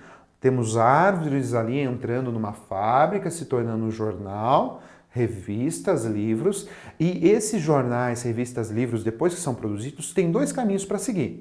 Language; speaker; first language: Portuguese; native; Portuguese